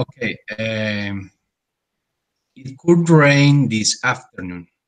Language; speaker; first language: English; non-native, learner; Spanish